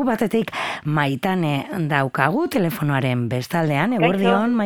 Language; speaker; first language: Basque; native; Basque